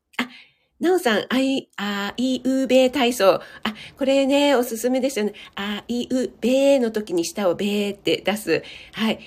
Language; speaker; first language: Japanese; native; Japanese